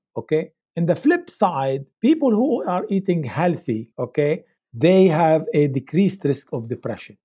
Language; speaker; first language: English; non-native, fluent; Arabic